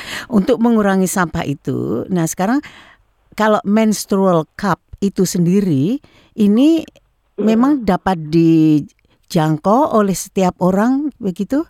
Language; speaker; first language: Indonesian; native; Indonesian